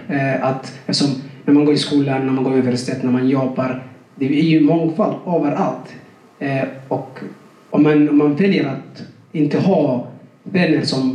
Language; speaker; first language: Swedish; non-native, fluent; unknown